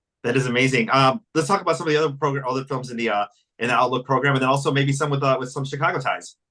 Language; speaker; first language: English; native; English